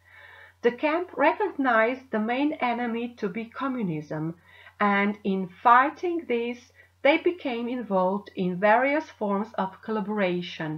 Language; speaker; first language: English; non-native, fluent; Slovenian